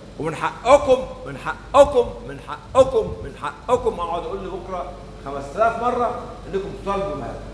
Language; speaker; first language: Arabic; native; Arabic